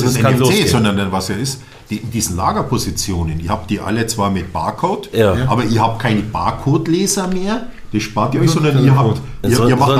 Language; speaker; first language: German; native; German